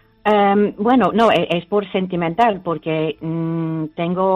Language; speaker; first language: Spanish; non-native, learner; English